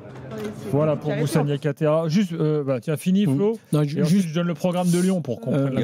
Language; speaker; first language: French; native; French